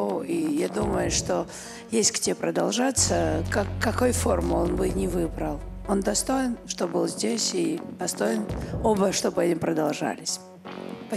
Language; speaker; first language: Russian; non-native, fluent; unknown